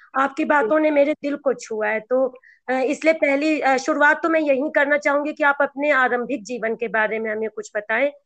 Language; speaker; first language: Hindi; native; Hindi